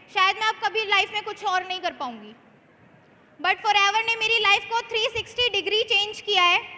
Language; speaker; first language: Hindi; native; Hindi